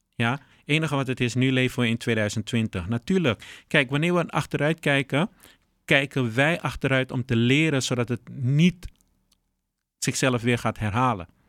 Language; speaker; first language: Dutch; early bilingual, other home language; Papiamento